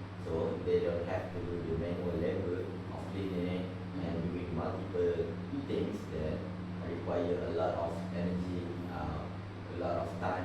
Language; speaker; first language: English; non-native, learner; Malay